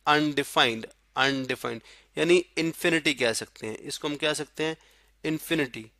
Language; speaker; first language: Urdu; non-native, local second language; Pashto